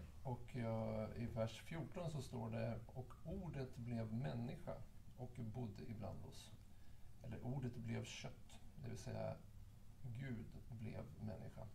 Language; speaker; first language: Swedish; native; Swedish